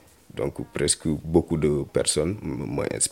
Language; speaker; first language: French; non-native, local second language; Wolof